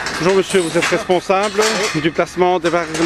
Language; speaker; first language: French; native; French